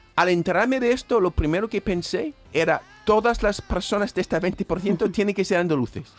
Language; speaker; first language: Spanish; non-native, fluent; English